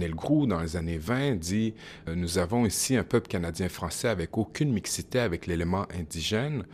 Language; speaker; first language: French; native; French